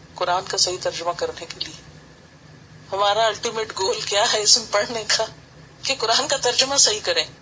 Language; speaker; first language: Urdu; native; Urdu